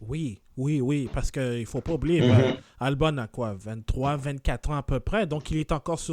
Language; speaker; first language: French; native; French